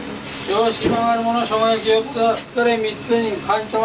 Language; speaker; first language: Japanese; native; Japanese